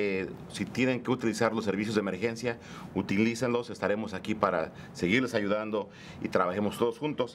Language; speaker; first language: Spanish; native; Spanish